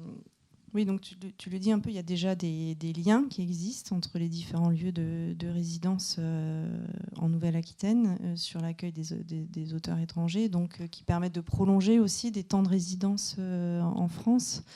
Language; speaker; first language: French; native; French